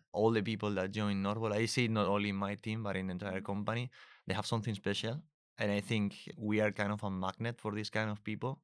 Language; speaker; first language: English; non-native, fluent; Spanish